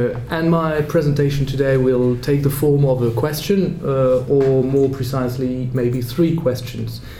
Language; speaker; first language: English; non-native, fluent; French